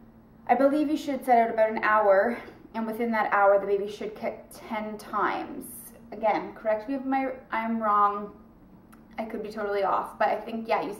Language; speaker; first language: English; native; English